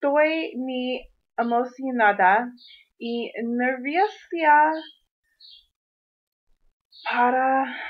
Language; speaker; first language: Spanish; non-native, learner; English